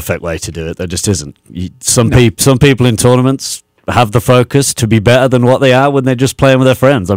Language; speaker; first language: English; native; English